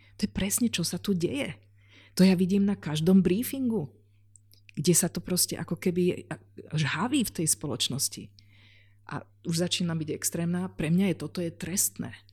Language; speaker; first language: Slovak; non-native, local second language; Hungarian